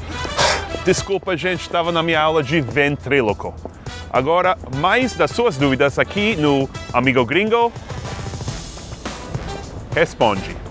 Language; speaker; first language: Portuguese; non-native, fluent; English